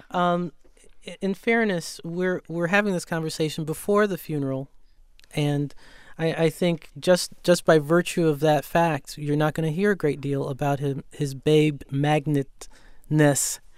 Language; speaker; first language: English; native; English